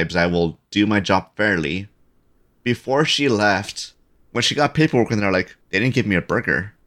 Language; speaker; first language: English; early bilingual, other home language; Spanish